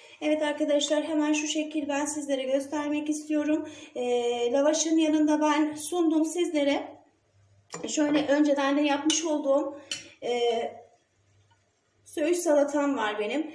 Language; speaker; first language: Turkish; native; Turkish